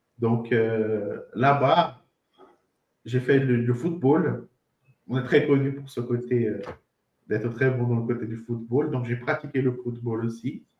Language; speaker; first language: French; non-native, fluent; Portuguese